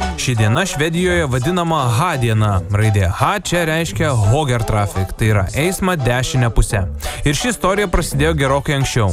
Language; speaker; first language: Lithuanian; native; Lithuanian